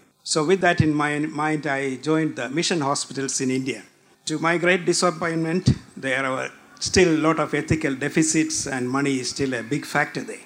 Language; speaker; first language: English; non-native, local second language; Malayalam